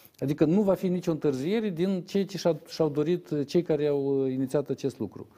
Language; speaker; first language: Romanian; native; Romanian